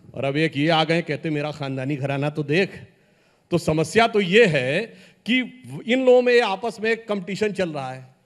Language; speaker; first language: Hindi; native; Hindi